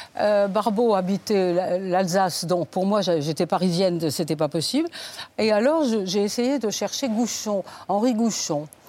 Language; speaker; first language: French; native; French